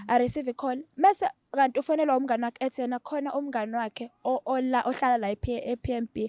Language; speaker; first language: Zulu; native; Zulu